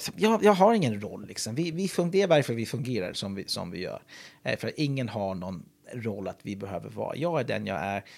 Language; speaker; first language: Swedish; non-native, fluent; English